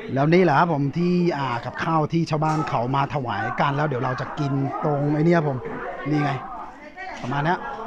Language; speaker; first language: Thai; non-native, local second language; Akha